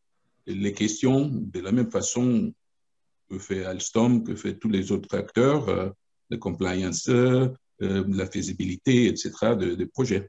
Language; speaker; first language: French; non-native, fluent; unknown